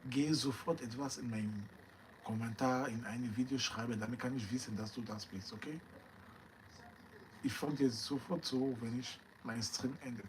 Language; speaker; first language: German; non-native, learner; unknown